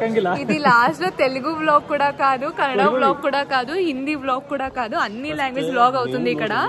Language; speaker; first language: Telugu; non-native, local second language; Kannada